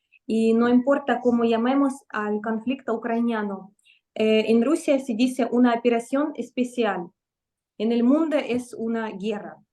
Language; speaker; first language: Spanish; non-native, fluent; Russian